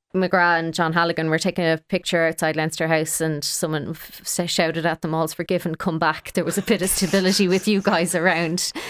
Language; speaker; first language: English; native; English